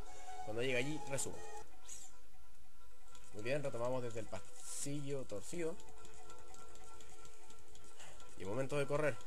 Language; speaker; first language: Spanish; native; Spanish